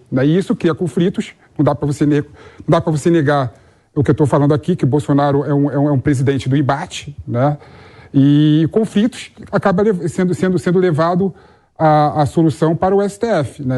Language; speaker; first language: Portuguese; native; Portuguese